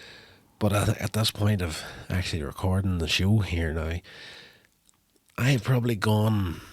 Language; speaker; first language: English; native; English